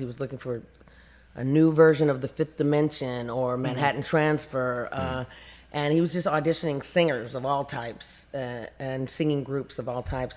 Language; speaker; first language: English; native; English